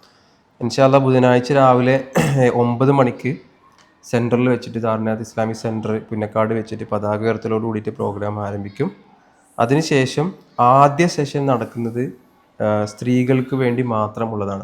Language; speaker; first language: Malayalam; native; Malayalam